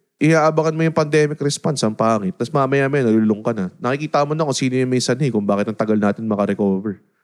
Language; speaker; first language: Filipino; native; Filipino